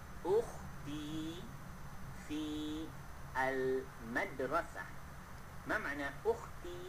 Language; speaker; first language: Arabic; non-native, fluent; Malay